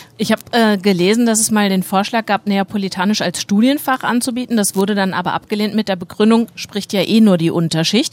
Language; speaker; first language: German; native; German